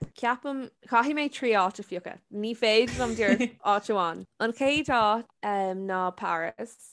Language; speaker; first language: Irish; non-native, local second language; English